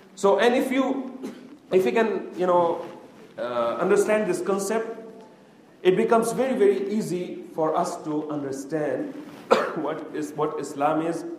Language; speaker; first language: English; non-native, local second language; Urdu